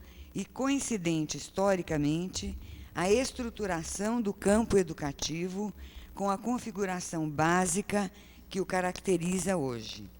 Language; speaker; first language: Portuguese; native; Portuguese